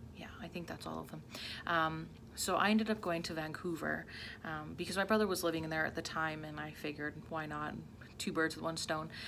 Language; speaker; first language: English; native; English